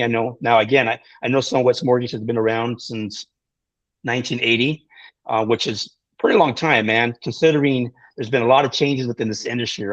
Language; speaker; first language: English; native; English